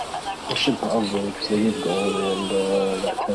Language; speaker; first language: English; native; English